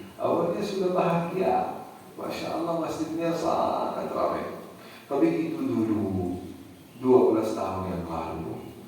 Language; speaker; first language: Indonesian; non-native, fluent; Arabic